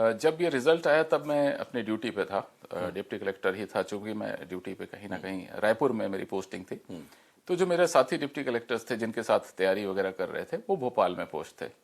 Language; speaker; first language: Hindi; native; Hindi